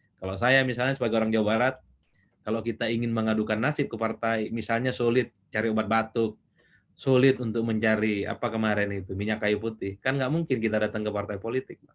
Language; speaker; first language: Indonesian; non-native, local second language; Madurese